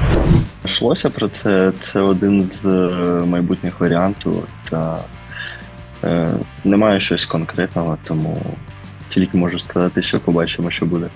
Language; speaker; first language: Ukrainian; early bilingual, heritage; Ukrainian